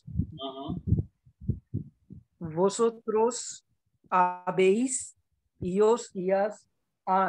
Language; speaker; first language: Spanish; non-native, learner; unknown